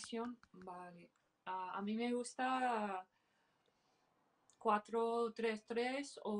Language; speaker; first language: Spanish; early bilingual, heritage; English